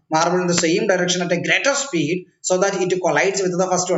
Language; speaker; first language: English; non-native, local second language; Malayalam